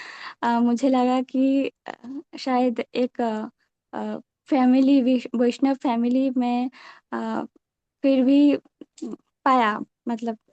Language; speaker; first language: Hindi; non-native, local second language; Bangla